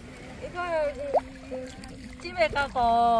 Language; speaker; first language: Korean; non-native, learner; Vietnamese